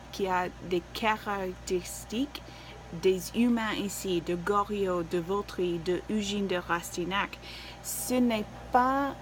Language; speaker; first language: French; non-native, learner; English